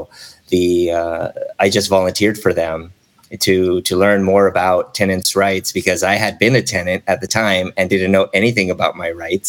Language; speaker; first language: English; native; English